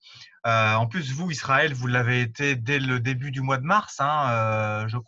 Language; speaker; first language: French; native; French